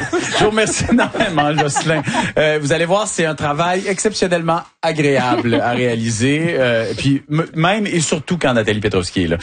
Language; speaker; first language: French; native; French